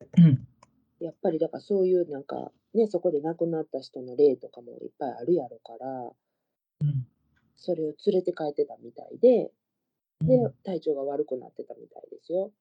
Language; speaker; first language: Japanese; native; Japanese